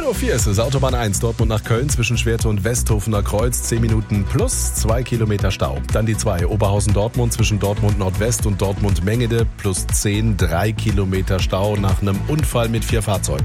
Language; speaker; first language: German; native; German